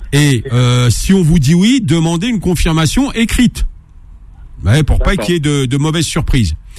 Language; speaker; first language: French; native; French